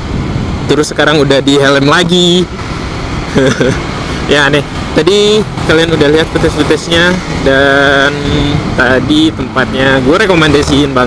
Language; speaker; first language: Indonesian; native; Indonesian